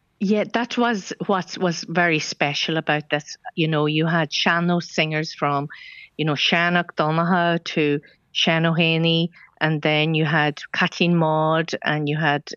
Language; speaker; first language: English; non-native, local second language; Irish